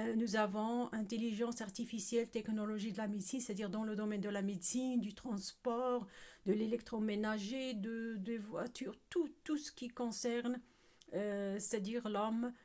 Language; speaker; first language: French; non-native, local second language; Arabic